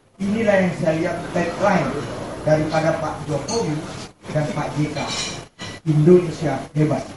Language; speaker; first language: Indonesian; native; Indonesian